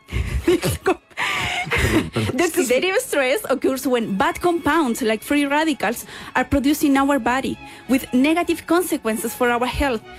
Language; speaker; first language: English; non-native, fluent; Spanish